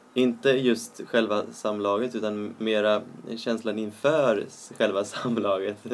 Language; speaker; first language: Swedish; native; Swedish